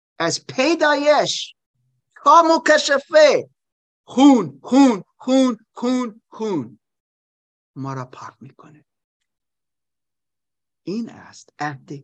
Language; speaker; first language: Persian; non-native, learner; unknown